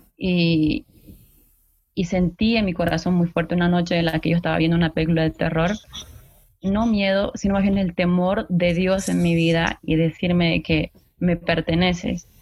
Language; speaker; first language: Spanish; native; Spanish